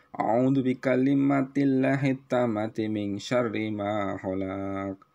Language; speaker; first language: Arabic; non-native, learner; Indonesian